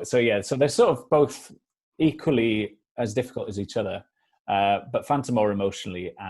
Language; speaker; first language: English; native; English